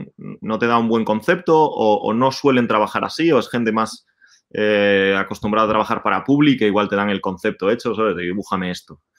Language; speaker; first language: Spanish; native; Spanish